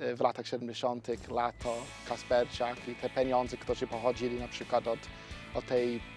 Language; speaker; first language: Polish; non-native, fluent; English